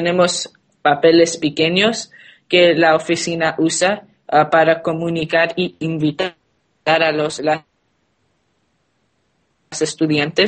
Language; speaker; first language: Spanish; non-native, learner; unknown